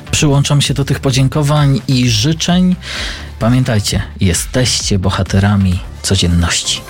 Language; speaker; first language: Polish; native; Polish